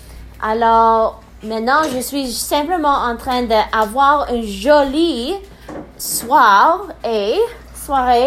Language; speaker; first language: French; non-native, learner; English